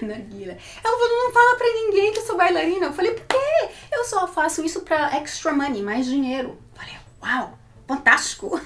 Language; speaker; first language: Portuguese; early bilingual, heritage; Portuguese